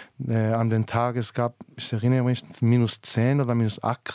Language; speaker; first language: German; non-native, fluent; Spanish